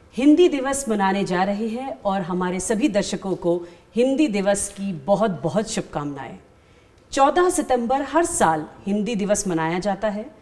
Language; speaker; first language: Hindi; native; Hindi